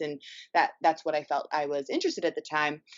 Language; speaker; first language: English; native; English